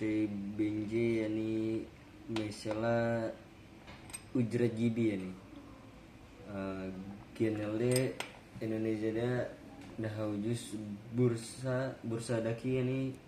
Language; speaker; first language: Turkish; non-native, learner; Indonesian